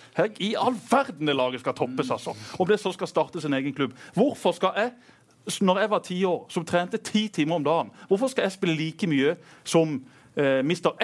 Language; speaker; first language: Norwegian; native; Norwegian